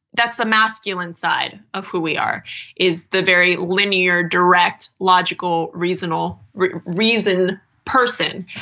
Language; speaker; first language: English; native; English